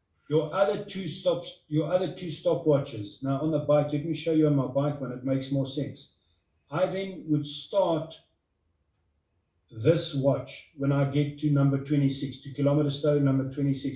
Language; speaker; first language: English; non-native, local second language; Afrikaans